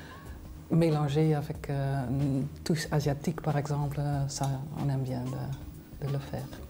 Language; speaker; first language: French; non-native, fluent; Dutch